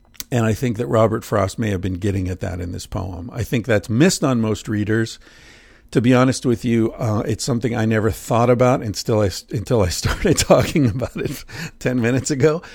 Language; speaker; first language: English; native; English